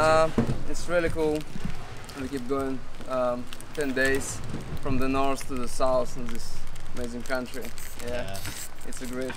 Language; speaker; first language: English; non-native, fluent; Russian